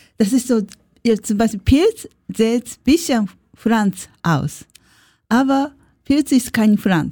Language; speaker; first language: German; non-native, learner; Japanese